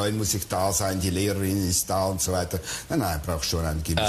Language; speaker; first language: German; native; German